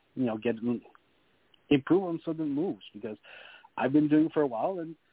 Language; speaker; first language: English; non-native, fluent; French